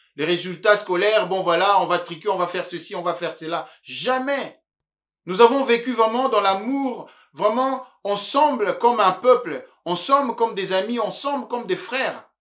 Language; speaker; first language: French; non-native, local second language; Luba-Lulua